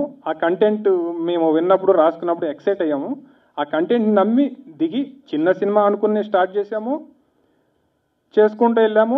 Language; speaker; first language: Telugu; native; Telugu